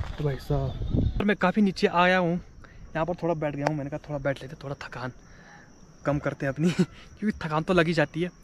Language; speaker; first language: Hindi; native; Hindi